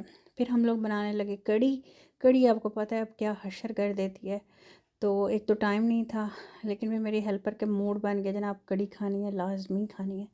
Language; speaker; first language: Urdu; non-native, local second language; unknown